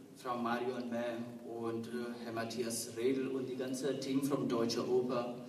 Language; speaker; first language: German; non-native, learner; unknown